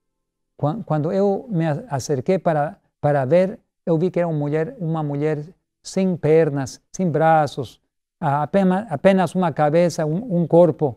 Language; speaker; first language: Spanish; non-native, learner; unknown